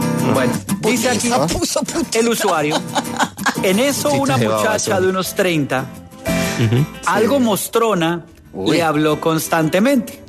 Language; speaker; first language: Spanish; native; Spanish